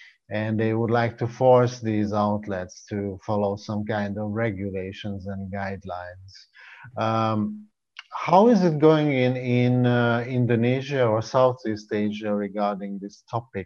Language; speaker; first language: English; non-native, fluent; Hungarian